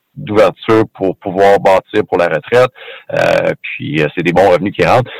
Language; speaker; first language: French; native; French